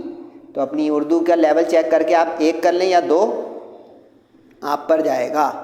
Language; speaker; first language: Urdu; native; Urdu